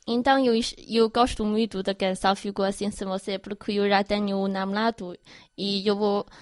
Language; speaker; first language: Portuguese; non-native, learner; Chinese